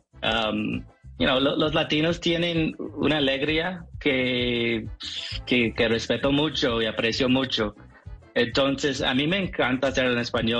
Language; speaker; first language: Spanish; non-native, fluent; English